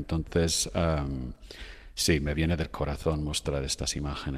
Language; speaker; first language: Spanish; non-native, fluent; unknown